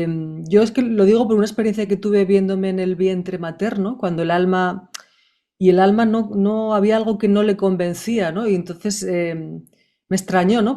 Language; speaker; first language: Spanish; native; Spanish